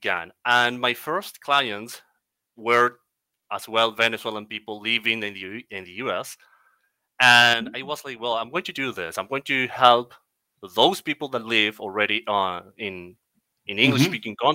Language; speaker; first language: English; non-native, fluent; Spanish